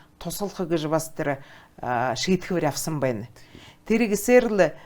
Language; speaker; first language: Mongolian; non-native, local second language; Buriat